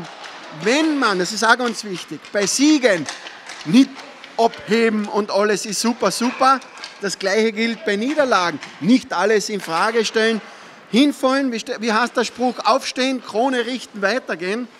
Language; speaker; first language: German; native; German